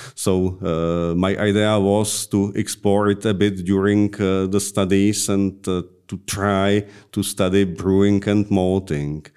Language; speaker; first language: English; non-native, fluent; Czech